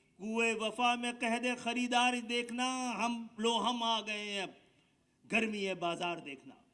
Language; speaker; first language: Urdu; native; Urdu